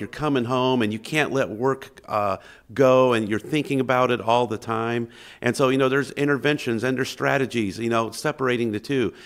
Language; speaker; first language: English; native; English